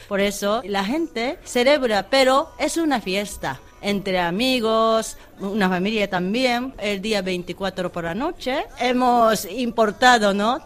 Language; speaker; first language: Spanish; non-native, fluent; Japanese